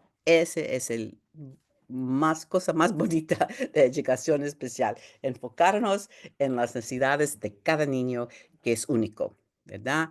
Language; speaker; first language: Spanish; early bilingual, heritage; Spanish